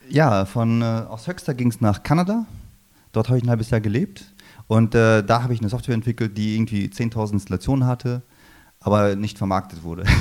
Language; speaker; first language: German; early bilingual, other home language; Low German